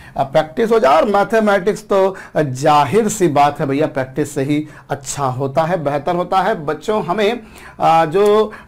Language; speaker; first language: Hindi; native; Hindi